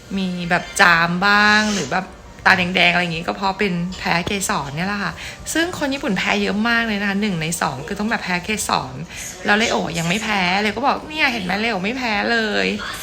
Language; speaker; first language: Thai; native; Thai